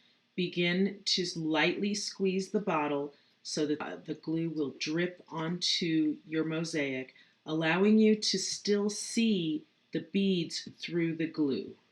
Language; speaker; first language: English; native; English